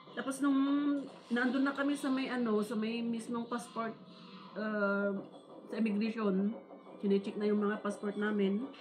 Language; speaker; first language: Filipino; native; Filipino